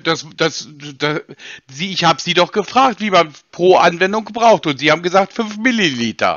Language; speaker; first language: German; native; German